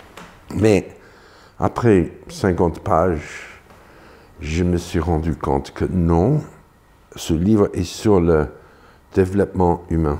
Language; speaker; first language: French; non-native, fluent; English